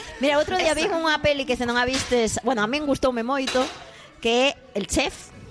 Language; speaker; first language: Galician; native; Galician